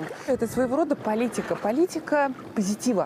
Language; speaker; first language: Russian; native; Russian